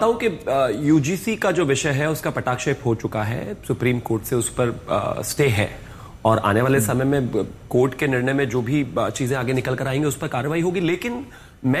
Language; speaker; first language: Hindi; native; Hindi